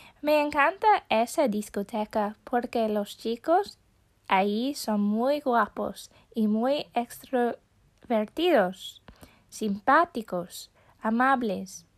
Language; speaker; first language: Spanish; non-native, fluent; English